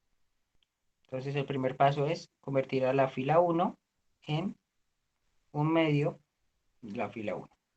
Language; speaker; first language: Spanish; native; Spanish